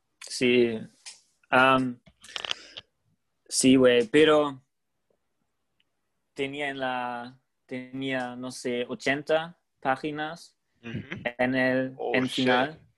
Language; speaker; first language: Spanish; non-native, learner; German